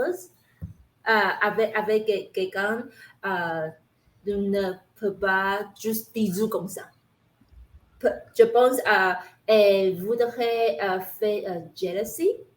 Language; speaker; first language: French; non-native, learner; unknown